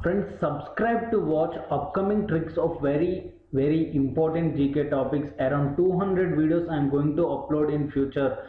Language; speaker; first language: English; non-native, local second language; Telugu